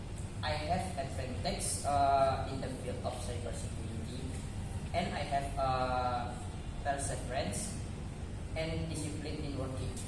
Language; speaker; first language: English; non-native, learner; Indonesian